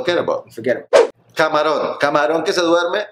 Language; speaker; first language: Spanish; native; Spanish